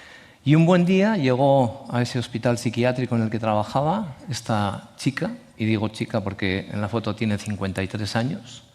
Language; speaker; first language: Spanish; native; Spanish